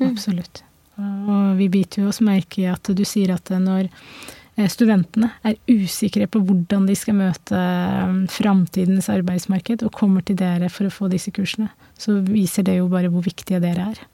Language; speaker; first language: Norwegian; native; Norwegian